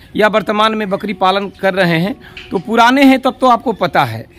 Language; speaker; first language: Hindi; native; Hindi